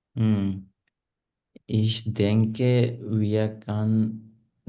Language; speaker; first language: German; non-native, learner; Punjabi